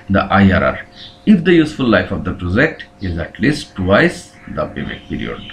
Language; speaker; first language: English; non-native, local second language; Bangla